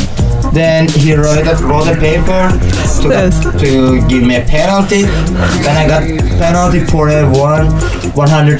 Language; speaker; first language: English; non-native, learner; Turkish